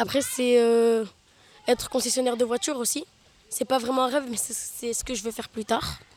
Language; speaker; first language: French; early bilingual, other home language; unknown